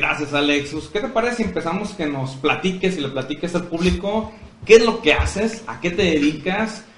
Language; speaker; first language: Spanish; native; Spanish